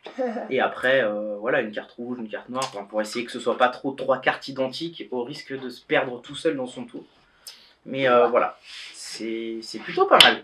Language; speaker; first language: French; native; French